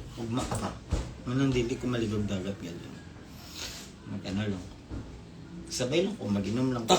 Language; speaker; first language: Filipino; non-native, local second language; Cebuano